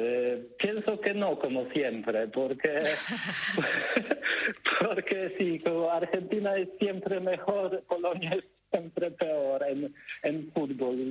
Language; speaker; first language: Spanish; non-native, learner; Polish